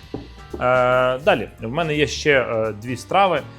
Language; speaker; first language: Ukrainian; native; Ukrainian